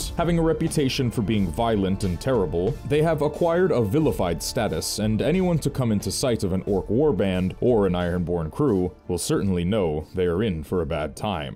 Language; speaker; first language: English; native; English